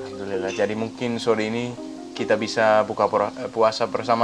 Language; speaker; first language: Indonesian; non-native, learner; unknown